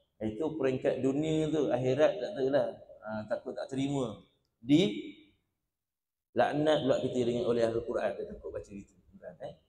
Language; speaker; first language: Malay; native; Malay